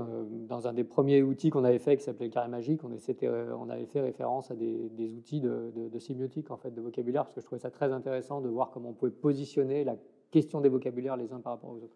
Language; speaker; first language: French; native; French